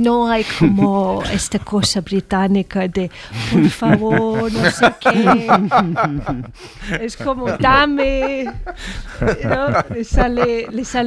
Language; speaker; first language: Spanish; non-native, fluent; English